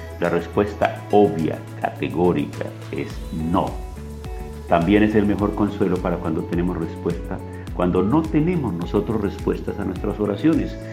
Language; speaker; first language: Spanish; native; Spanish